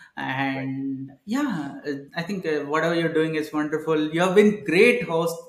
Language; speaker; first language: English; non-native, local second language; Telugu